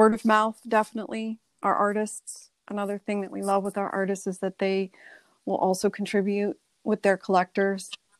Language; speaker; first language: English; native; English